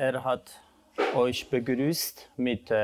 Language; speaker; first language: German; non-native, fluent; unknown